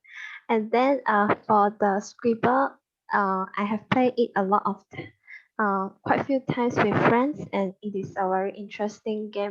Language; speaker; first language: English; non-native, learner; Chinese